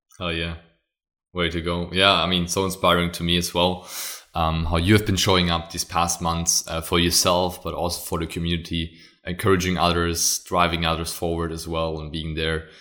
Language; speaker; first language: English; non-native, fluent; German